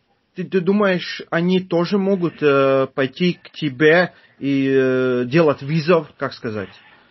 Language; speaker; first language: Russian; non-native, fluent; Latvian